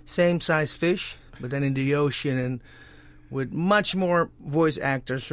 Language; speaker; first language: English; non-native, fluent; Dutch